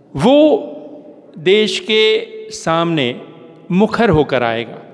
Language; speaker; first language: Hindi; native; Hindi